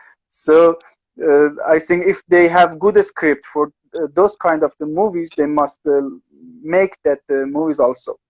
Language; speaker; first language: English; non-native, learner; Persian